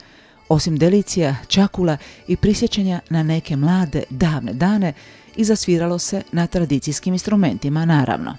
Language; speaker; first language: Croatian; native; Croatian